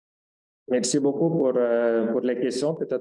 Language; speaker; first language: French; non-native, fluent; Lithuanian